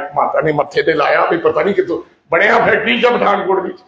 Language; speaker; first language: Hindi; non-native, local second language; Punjabi